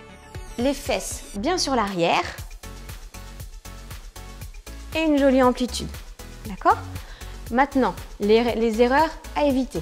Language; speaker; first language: French; native; French